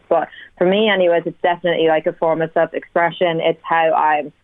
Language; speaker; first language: English; native; English